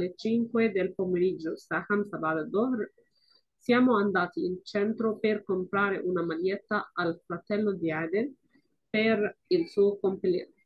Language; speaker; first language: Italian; non-native, fluent; Arabic